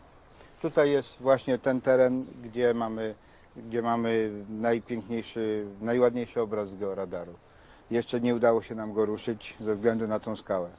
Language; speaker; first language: Polish; native; Polish